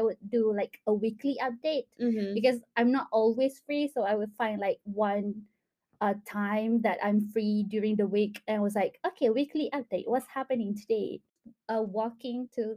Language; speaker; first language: English; non-native, local second language; Malay